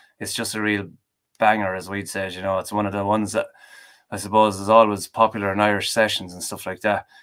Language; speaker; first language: English; native; English